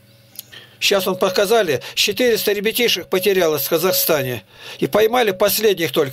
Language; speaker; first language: Russian; native; Russian